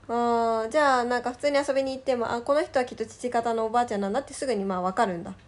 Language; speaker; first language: Japanese; native; Japanese